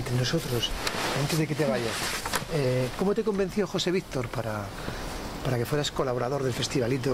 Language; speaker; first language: Spanish; native; Spanish